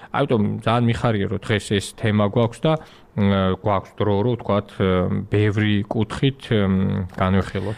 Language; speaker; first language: Georgian; native; Georgian